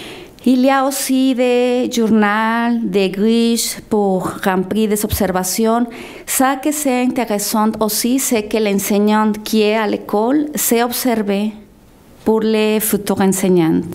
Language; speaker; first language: French; non-native, fluent; Spanish